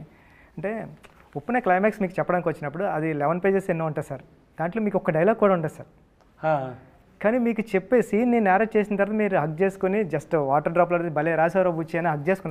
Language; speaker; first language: Telugu; native; Telugu